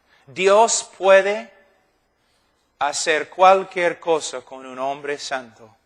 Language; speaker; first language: Spanish; non-native, fluent; English